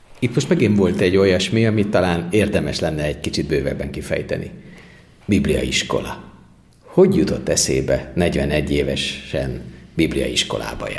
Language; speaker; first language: Hungarian; native; Hungarian